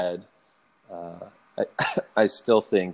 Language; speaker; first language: English; native; English